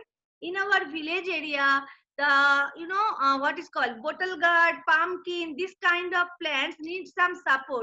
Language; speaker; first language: English; non-native, local second language; Bangla